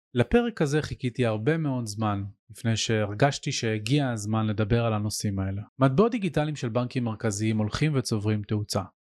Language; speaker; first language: Hebrew; native; Hebrew